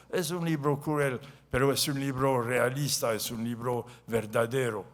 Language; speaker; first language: Spanish; non-native, learner; French